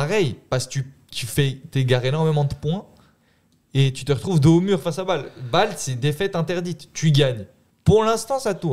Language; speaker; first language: French; native; French